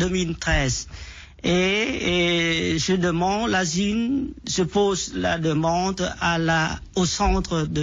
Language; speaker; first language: French; non-native, fluent; Vietnamese